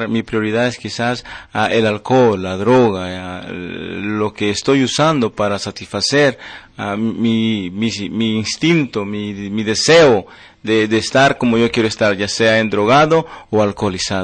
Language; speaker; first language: Spanish; native; Spanish